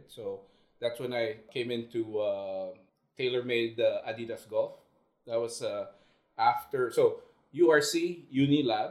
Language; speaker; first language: English; non-native, local second language; Filipino